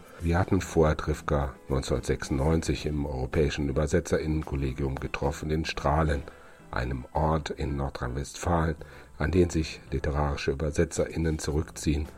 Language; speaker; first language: German; native; German